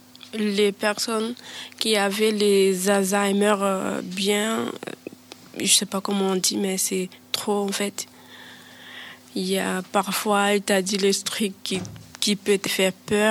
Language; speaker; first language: French; non-native, learner; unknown